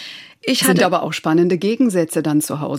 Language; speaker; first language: German; native; German